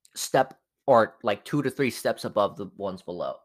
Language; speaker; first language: English; non-native, fluent; Spanish